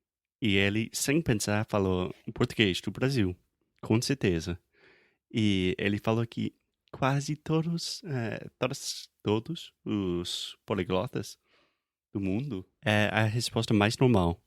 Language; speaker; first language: Portuguese; non-native, fluent; English